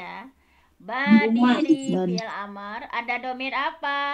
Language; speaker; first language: Indonesian; native; Indonesian